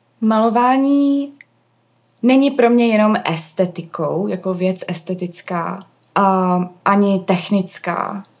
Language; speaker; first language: Czech; early bilingual, other home language; English